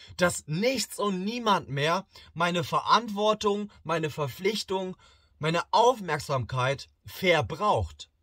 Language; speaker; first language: German; early bilingual, other home language; Bosnian